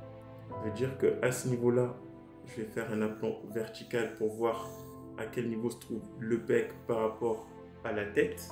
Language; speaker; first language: French; native; French